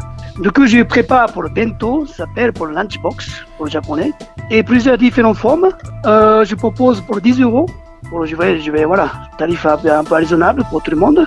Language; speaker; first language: French; non-native, learner; Japanese